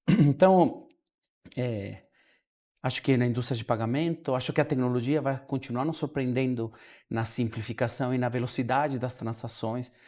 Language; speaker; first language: Portuguese; non-native, fluent; Spanish